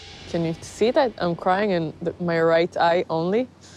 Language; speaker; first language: English; non-native, fluent; Hebrew